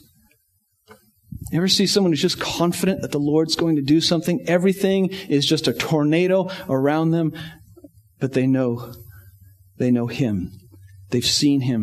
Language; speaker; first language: English; native; English